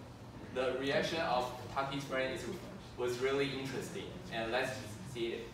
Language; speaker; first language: English; non-native, fluent; Chinese